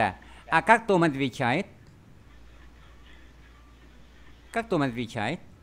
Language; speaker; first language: Russian; non-native, fluent; Vietnamese